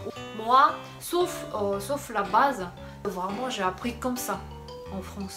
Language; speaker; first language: French; non-native, fluent; Korean